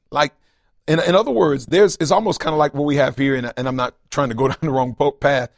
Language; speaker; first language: English; native; English